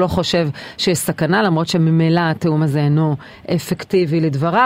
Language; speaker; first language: Hebrew; native; Hebrew